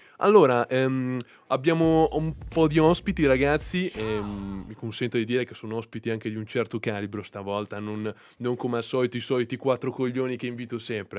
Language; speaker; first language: Italian; native; Italian